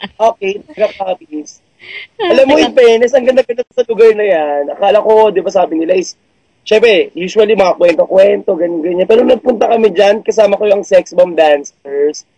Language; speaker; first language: Filipino; native; Filipino